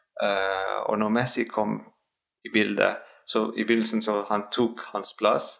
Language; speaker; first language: Norwegian; non-native, fluent; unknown